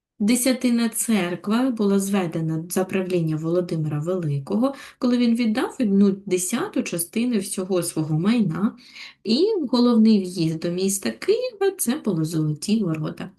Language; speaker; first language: Ukrainian; native; Ukrainian